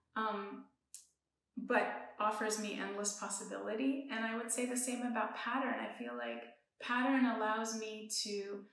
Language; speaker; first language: English; early bilingual, other home language; Persian